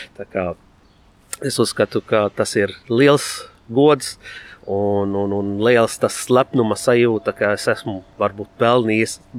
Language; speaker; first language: Latvian; non-native, fluent; Arabic